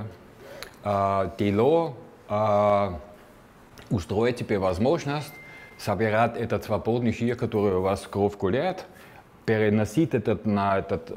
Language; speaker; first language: Russian; non-native, fluent; German